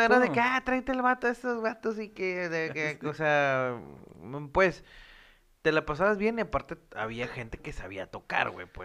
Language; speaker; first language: Spanish; native; Spanish